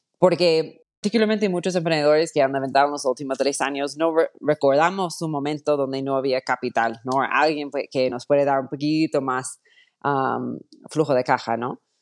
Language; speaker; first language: Spanish; non-native, fluent; English